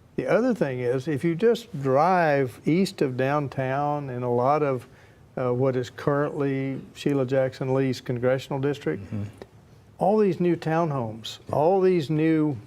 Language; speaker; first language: English; native; English